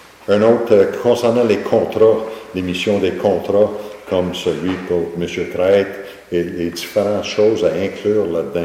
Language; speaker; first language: French; native; French